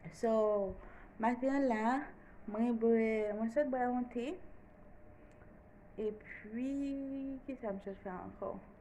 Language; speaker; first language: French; non-native, local second language; Haitian Creole